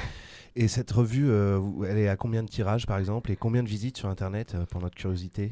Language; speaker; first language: French; native; French